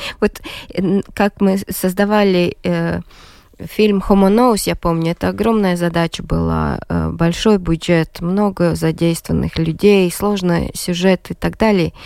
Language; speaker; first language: Russian; non-native, local second language; Latvian